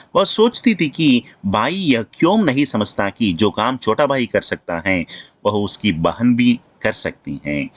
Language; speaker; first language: Hindi; non-native, local second language; Telugu